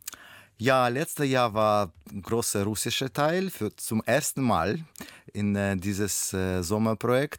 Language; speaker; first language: German; non-native, fluent; Russian